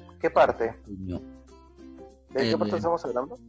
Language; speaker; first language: Spanish; native; Spanish